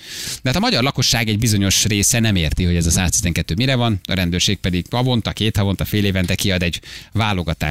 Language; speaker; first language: Hungarian; native; Hungarian